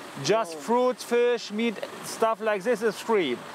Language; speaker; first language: English; non-native, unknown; German